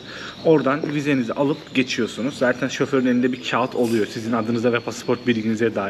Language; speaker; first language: Turkish; native; Turkish